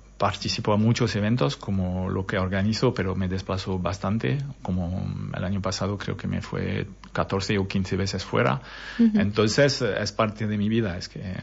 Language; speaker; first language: Spanish; non-native, fluent; French